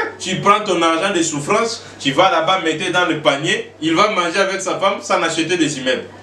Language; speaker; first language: French; non-native, local second language; Lingala